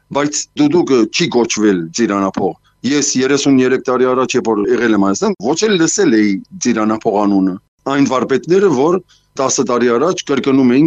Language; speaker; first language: Armenian; early bilingual, heritage; Armenian